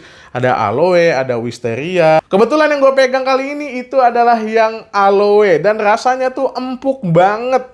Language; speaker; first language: Indonesian; native; Indonesian